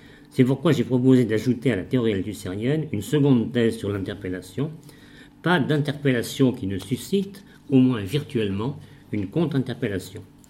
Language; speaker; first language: French; native; French